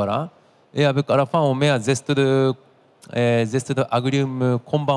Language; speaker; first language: French; non-native, learner; Japanese